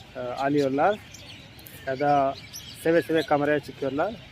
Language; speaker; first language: Turkish; non-native, fluent; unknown